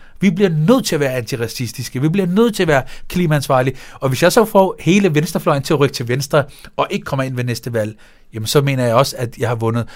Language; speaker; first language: Danish; early bilingual, other home language; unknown